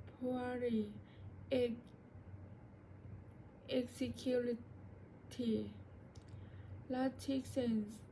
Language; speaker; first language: English; non-native, learner; Thai